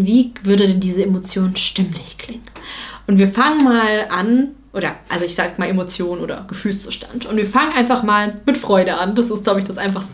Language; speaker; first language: German; native; German